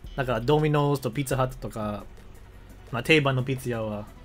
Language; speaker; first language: Japanese; non-native, fluent; English